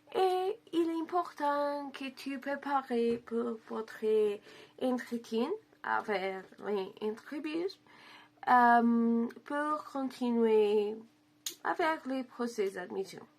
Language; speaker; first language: French; non-native, learner; Spanish